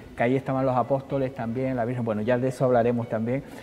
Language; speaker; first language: Spanish; native; Spanish